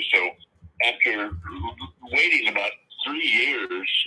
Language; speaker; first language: English; native; English